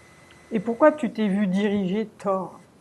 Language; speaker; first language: French; native; French